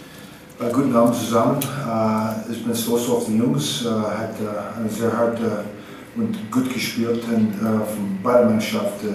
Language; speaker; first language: German; non-native, learner; English